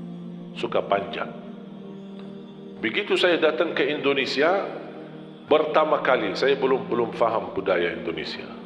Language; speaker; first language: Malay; non-native, fluent; Arabic